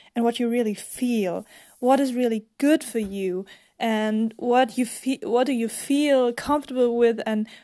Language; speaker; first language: English; non-native, fluent; German